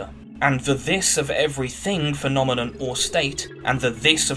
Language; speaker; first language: English; native; English